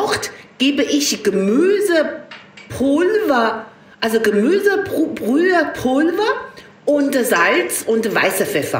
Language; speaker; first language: German; non-native, learner; Chinese